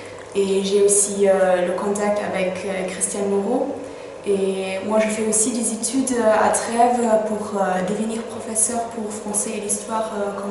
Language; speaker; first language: French; non-native, fluent; German